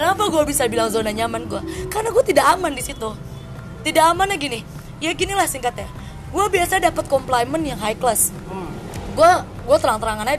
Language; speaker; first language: Indonesian; native; Indonesian